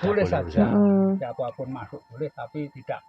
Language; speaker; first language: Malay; non-native, local second language; Javanese